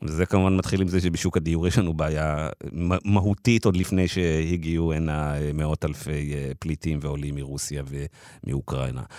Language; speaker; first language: Hebrew; native; Hebrew